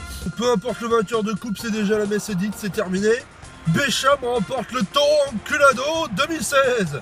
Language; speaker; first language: French; native; French